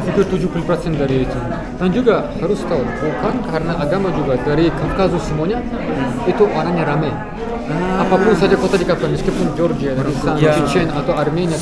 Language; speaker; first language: Indonesian; non-native, fluent; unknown